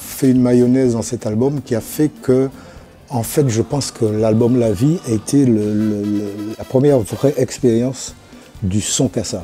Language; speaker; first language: French; native; French